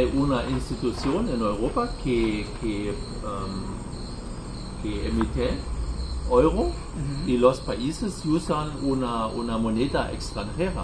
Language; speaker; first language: Spanish; non-native, learner; German